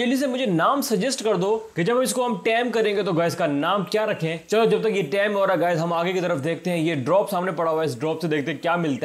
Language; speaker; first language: Hindi; native; Hindi